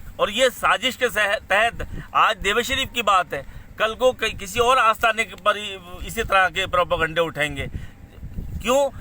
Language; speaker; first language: Urdu; native; Urdu